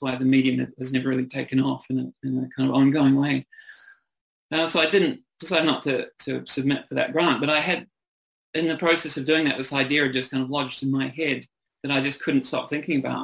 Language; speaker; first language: English; native; English